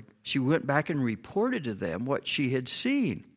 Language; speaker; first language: English; native; English